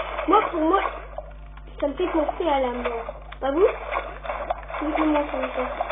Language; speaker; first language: French; native; French